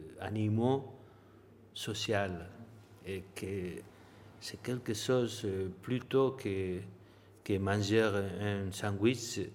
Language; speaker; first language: French; non-native, learner; Spanish